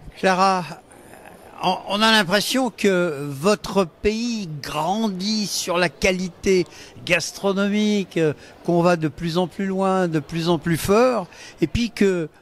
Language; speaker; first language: French; native; French